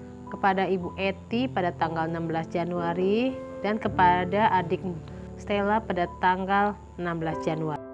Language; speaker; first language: Indonesian; native; Indonesian